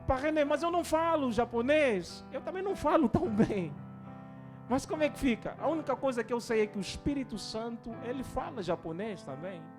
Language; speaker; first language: Portuguese; native; Portuguese